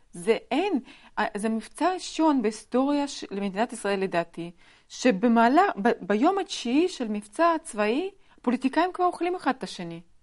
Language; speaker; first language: Hebrew; non-native, fluent; Russian